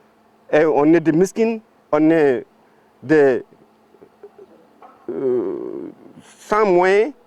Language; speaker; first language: French; non-native, local second language; Fula